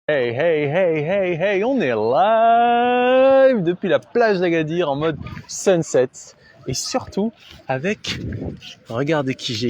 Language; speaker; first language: French; native; French